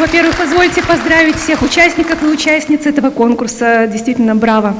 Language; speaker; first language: Russian; native; Russian